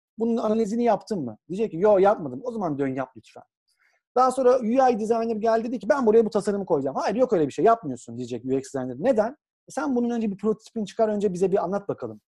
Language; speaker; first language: Turkish; native; Turkish